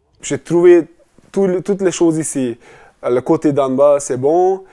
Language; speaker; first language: French; non-native, fluent; Hungarian